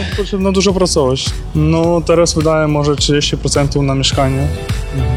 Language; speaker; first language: Polish; non-native, learner; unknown